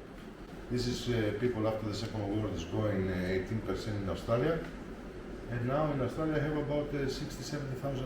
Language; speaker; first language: English; non-native, learner; Greek